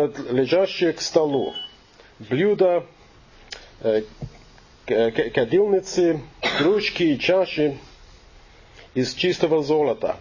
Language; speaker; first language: Russian; non-native, fluent; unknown